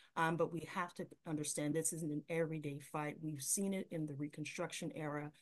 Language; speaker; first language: English; native; English